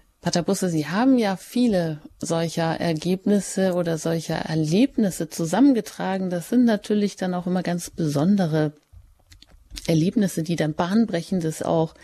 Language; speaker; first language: German; native; German